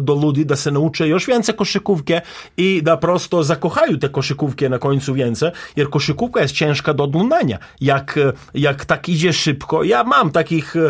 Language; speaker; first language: Polish; non-native, learner; Serbian